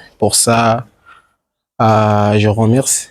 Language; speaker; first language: French; non-native, learner; Swahili